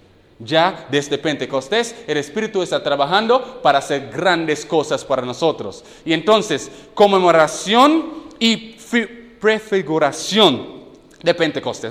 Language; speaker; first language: Spanish; non-native, fluent; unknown